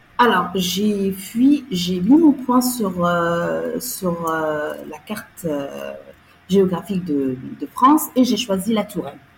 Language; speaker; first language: French; non-native, local second language; Arabic